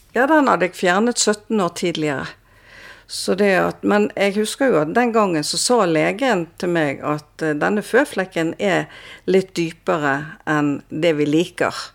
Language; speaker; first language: Norwegian; native; Norwegian